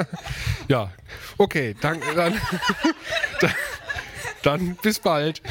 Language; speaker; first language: German; native; German